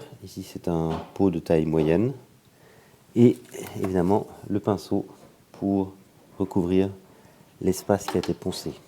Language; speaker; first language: French; native; French